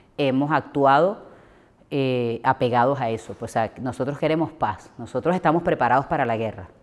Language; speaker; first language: Spanish; native; Spanish